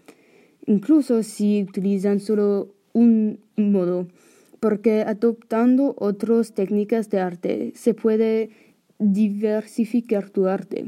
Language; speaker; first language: Spanish; non-native, learner; English